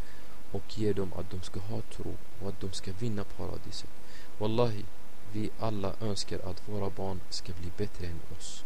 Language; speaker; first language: Swedish; non-native, fluent; Arabic